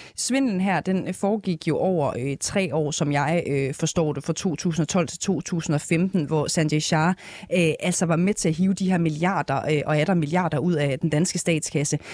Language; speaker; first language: Danish; native; Danish